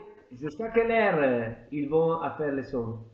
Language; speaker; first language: French; non-native, learner; Italian